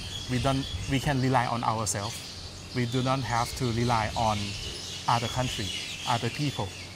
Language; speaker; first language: English; non-native, fluent; Thai